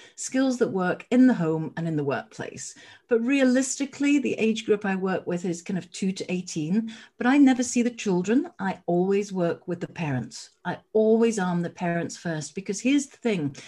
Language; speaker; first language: English; native; English